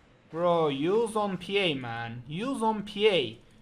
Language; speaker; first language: English; non-native, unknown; Turkish